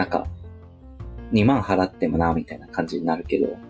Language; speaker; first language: Japanese; native; Japanese